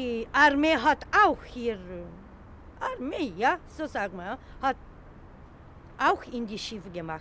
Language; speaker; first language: German; non-native, learner; Romanian